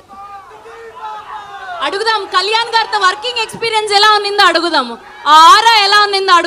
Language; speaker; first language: Telugu; native; Telugu